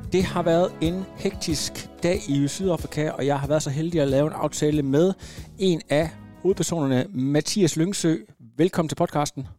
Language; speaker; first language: Danish; native; Danish